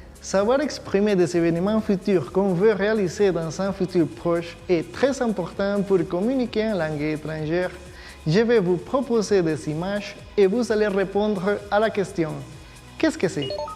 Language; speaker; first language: French; non-native, fluent; Spanish